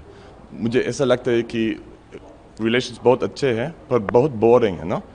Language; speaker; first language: Hindi; non-native, learner; German